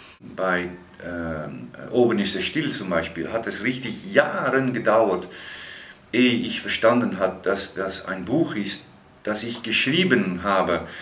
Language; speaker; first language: German; non-native, fluent; Dutch